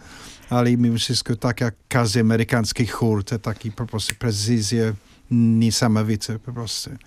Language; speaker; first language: Polish; non-native, fluent; English